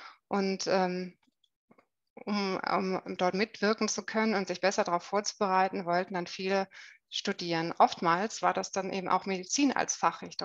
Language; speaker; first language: German; native; German